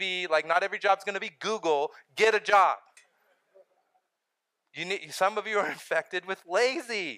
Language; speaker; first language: English; native; English